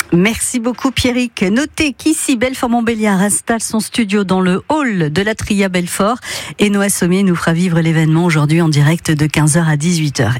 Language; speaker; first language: French; native; French